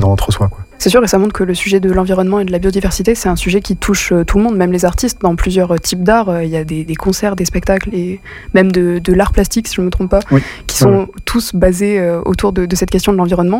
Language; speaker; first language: French; native; French